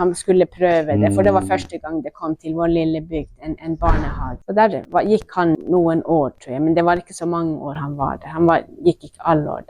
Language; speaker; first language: Norwegian; non-native, local second language; Northern Sami